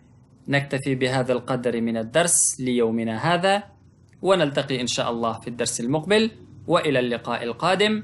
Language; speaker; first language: Arabic; non-native, fluent; Pashto